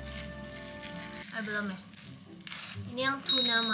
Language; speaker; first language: Indonesian; native; Indonesian